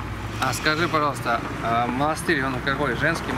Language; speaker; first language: Russian; native; Russian